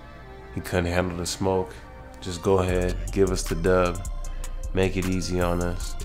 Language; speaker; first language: English; native; English